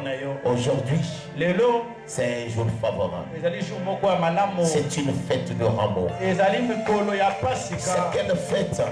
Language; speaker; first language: French; non-native, local second language; Lingala